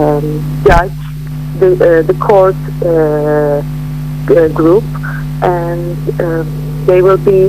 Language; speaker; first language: English; non-native, learner; Turkish